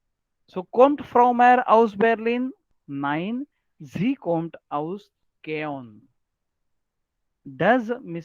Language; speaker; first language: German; non-native, learner; Marathi